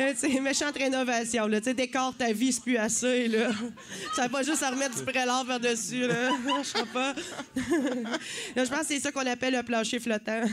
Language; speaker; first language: French; native; French